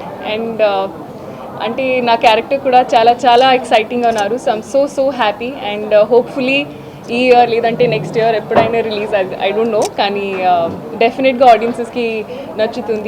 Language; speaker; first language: Telugu; non-native, learner; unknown